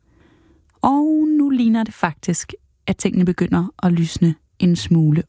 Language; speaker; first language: Danish; native; Danish